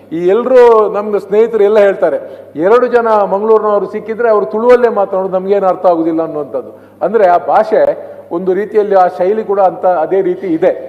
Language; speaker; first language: Kannada; non-native, local second language; Tulu